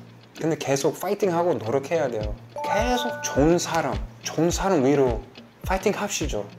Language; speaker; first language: Korean; non-native, fluent; English